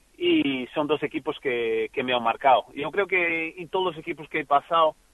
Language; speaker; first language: Spanish; non-native, fluent; Portuguese